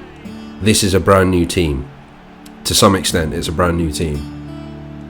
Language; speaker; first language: English; native; English